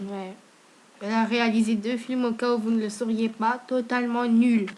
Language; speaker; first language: French; native; French